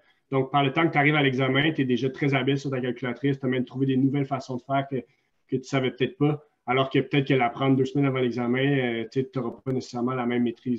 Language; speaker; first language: French; native; French